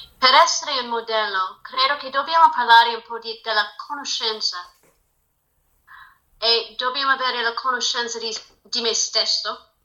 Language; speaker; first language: Italian; non-native, fluent; English